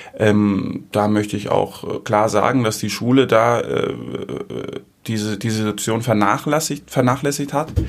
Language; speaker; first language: German; early bilingual, other home language; Greek